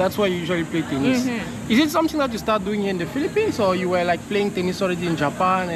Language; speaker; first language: English; non-native, learner; French